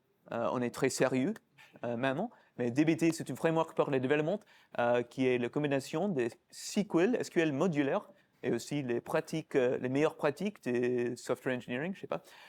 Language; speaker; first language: French; non-native, fluent; English